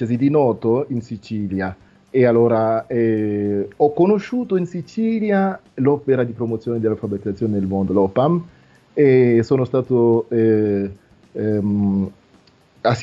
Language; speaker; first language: Italian; non-native, fluent; Nande